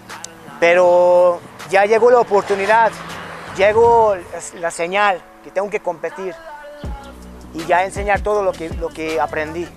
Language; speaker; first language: Spanish; non-native, fluent; Hungarian